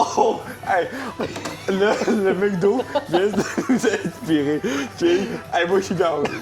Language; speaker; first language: French; native; French